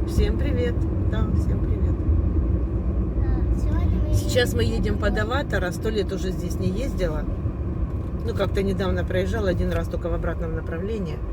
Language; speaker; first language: Russian; native; Russian